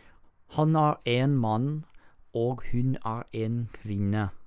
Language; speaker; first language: Norwegian; non-native, learner; English